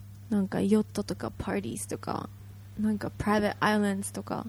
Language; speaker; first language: Japanese; native; Japanese